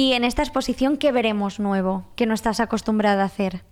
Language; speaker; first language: Spanish; non-native, local second language; Catalan